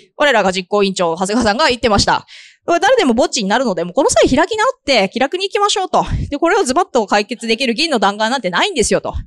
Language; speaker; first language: Japanese; native; Japanese